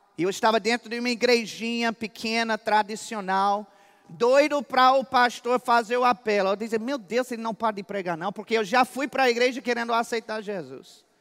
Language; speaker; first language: Portuguese; non-native, fluent; English